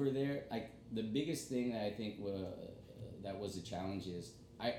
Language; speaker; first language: English; native; English